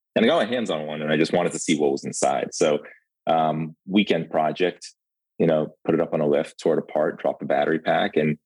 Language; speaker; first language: English; early bilingual, other home language; Ukrainian